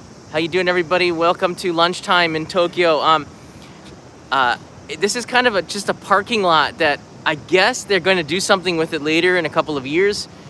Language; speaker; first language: English; native; English